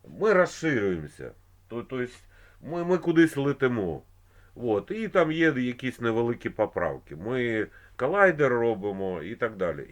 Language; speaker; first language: Ukrainian; non-native, local second language; Russian